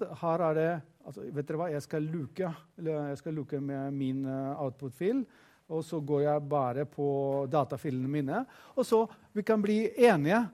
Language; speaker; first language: Norwegian; non-native, fluent; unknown